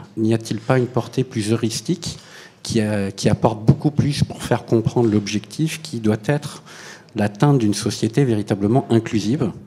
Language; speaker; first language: French; native; French